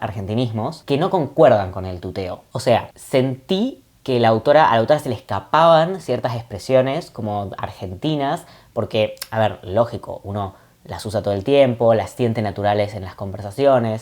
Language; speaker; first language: Spanish; native; Spanish